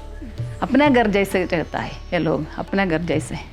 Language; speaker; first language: Hindi; non-native, local second language; Malayalam